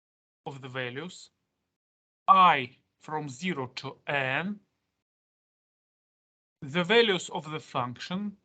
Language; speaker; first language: English; non-native, fluent; Russian